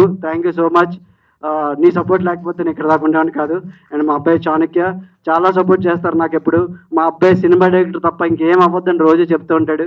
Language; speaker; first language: Telugu; native; Telugu